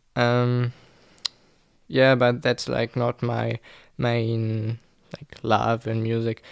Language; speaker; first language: English; non-native, fluent; German